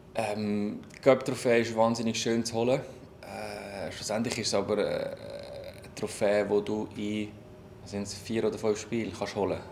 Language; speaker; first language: German; native; German